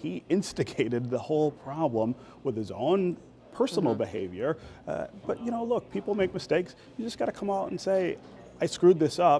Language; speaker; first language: English; native; English